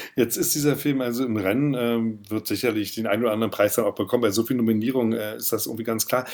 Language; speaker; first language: German; native; German